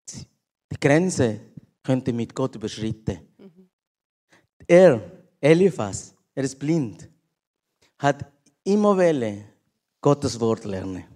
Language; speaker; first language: German; non-native, learner; Spanish